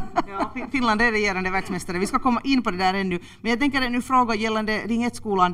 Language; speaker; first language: Swedish; native; Swedish